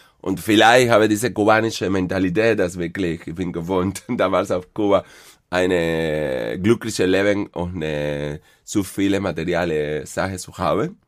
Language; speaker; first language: German; non-native, fluent; Spanish